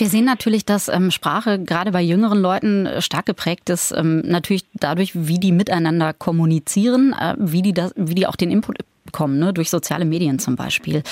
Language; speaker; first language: German; native; German